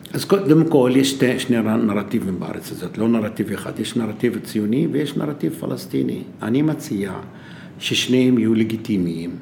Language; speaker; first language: Hebrew; non-native, local second language; Arabic